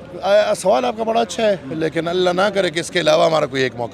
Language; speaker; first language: Hindi; non-native, local second language; Pashto